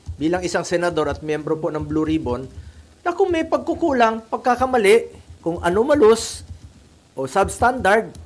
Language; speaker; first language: Filipino; non-native, local second language; Cebuano